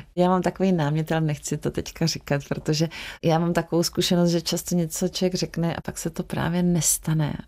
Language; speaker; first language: Czech; native; Czech